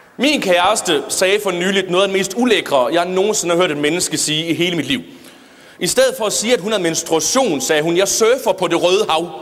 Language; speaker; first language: Danish; native; Danish